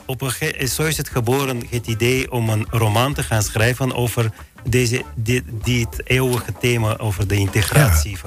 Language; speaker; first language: Dutch; non-native, fluent; Bulgarian